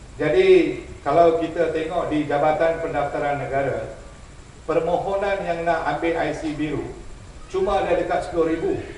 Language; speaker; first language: Malay; non-native, local second language; Tamil